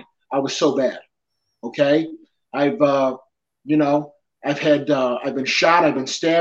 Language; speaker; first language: English; native; English